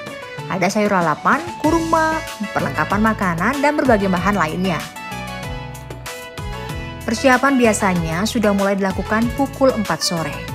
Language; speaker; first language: Indonesian; native; Indonesian